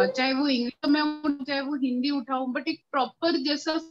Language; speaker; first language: Hindi; native; Hindi